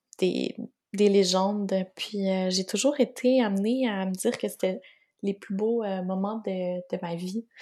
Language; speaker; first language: French; native; French